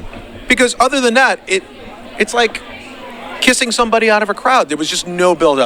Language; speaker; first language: English; native; English